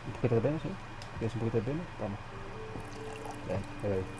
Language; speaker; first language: Spanish; native; Spanish